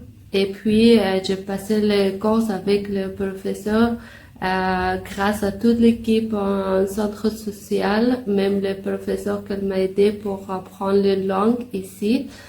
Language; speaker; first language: French; non-native, learner; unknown